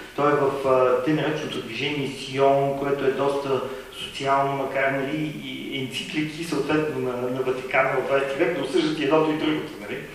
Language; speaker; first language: Bulgarian; native; Bulgarian